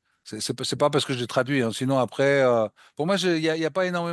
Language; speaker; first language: French; native; French